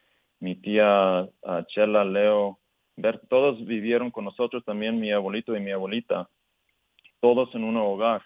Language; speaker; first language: Spanish; early bilingual, heritage; Spanish